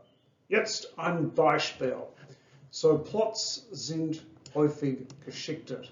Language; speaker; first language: German; non-native, fluent; English